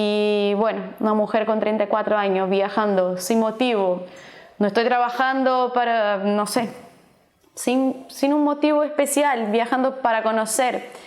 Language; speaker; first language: Spanish; non-native, fluent; Portuguese